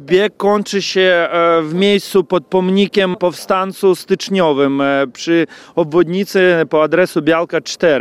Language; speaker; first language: Polish; non-native, learner; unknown